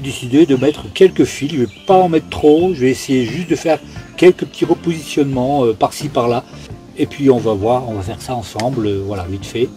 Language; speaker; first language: French; native; French